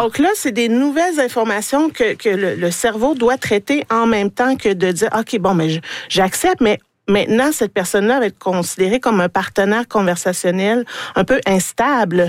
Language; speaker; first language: French; native; French